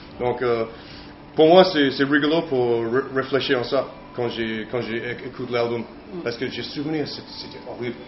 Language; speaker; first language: French; non-native, learner; English